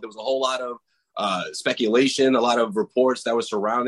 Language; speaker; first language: English; native; English